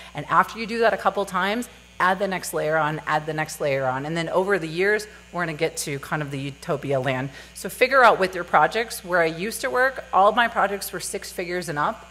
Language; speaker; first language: English; native; English